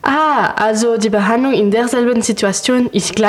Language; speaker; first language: German; non-native, learner; French